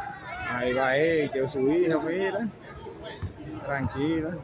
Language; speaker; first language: Spanish; native; Spanish